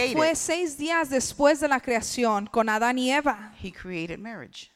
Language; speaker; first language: Spanish; early bilingual, heritage; English